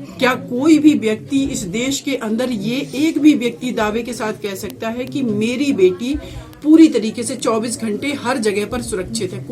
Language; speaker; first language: Hindi; native; Hindi